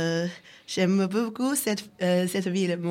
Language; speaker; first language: French; non-native, learner; Chinese